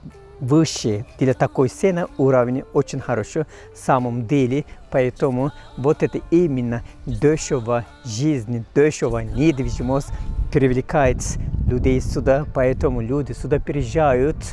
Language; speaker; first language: Russian; non-native, fluent; Turkish